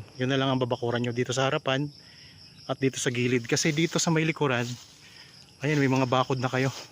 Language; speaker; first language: Filipino; native; Filipino